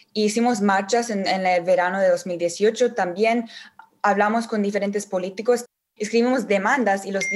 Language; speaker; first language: Spanish; early bilingual, heritage; Spanish